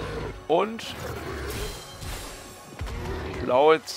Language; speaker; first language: German; native; German